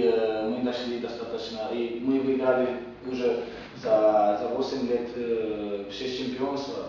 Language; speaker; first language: Russian; non-native, fluent; Romanian